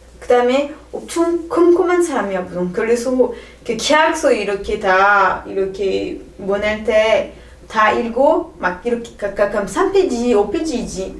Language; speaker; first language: Korean; non-native, learner; French